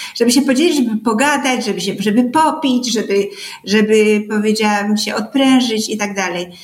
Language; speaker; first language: Polish; native; Polish